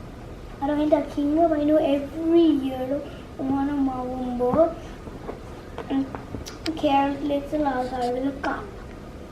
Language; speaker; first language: Malayalam; early bilingual, heritage; Malayalam